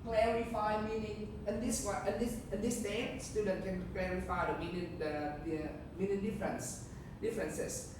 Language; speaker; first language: English; non-native, fluent; Vietnamese